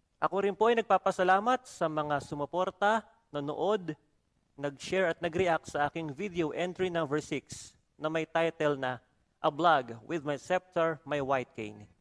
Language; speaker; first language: Filipino; native; Filipino